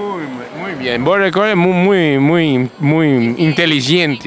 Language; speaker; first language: Spanish; non-native, learner; Portuguese